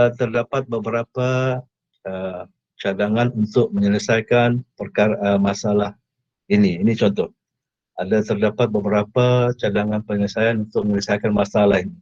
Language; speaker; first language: Malay; native; Malay